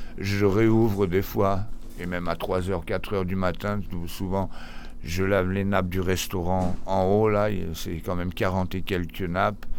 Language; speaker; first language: French; early bilingual, other home language; Portuguese